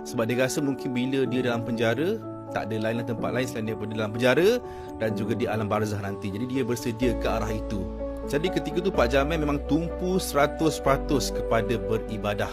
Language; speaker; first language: Malay; native; Malay